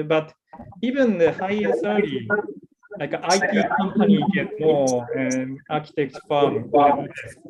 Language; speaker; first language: English; non-native, learner; Japanese